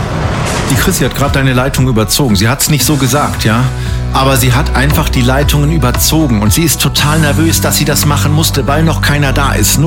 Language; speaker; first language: German; native; German